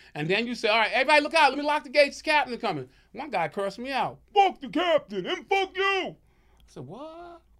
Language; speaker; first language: English; native; English